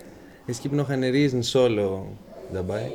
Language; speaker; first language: German; non-native, fluent; Greek